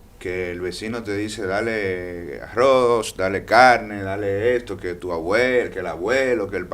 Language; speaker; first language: Spanish; native; Spanish